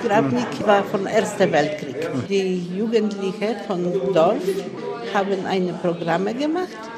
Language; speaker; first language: German; early bilingual, heritage; Polish